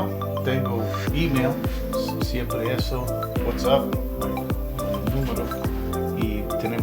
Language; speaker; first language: Spanish; non-native, learner; English